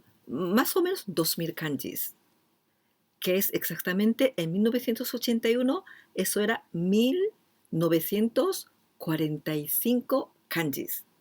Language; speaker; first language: Spanish; non-native, fluent; Japanese